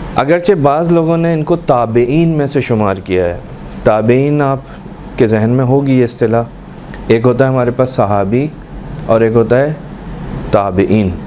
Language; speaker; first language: Urdu; native; Urdu